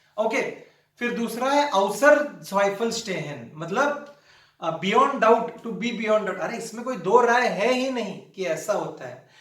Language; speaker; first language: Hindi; non-native, local second language; Marathi